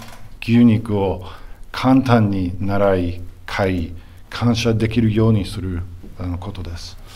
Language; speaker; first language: Japanese; non-native, fluent; English